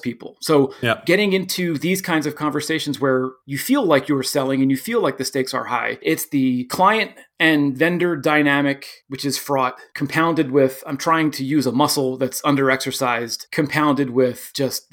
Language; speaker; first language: English; native; English